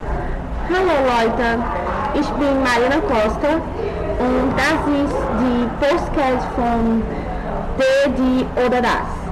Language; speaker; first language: German; non-native, learner; Portuguese